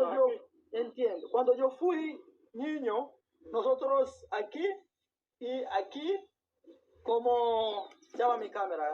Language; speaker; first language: Spanish; non-native, learner; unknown